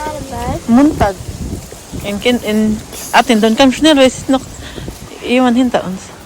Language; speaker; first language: German; non-native, learner; Cebuano